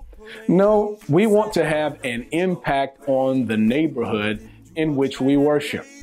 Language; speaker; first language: English; native; English